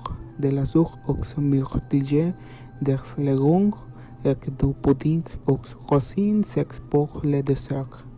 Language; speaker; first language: French; non-native, learner; Spanish